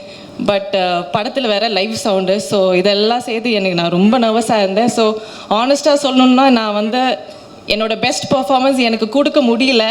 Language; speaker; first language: Tamil; non-native, learner; Malayalam